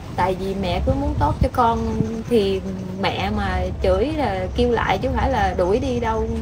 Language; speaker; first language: Vietnamese; non-native, local second language; Khmer